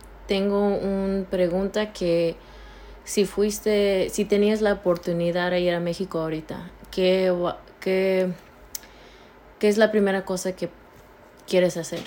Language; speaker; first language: Spanish; early bilingual, heritage; Spanish